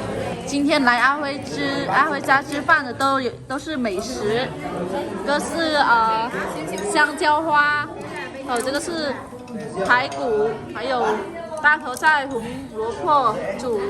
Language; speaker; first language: Chinese; non-native, fluent; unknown